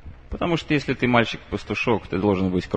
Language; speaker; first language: Russian; native; Russian